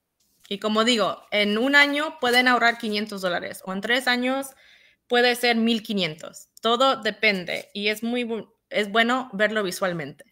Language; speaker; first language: Spanish; early bilingual, heritage; Spanish